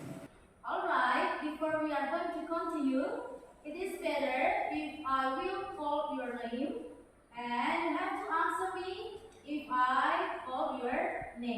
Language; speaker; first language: English; non-native, learner; Indonesian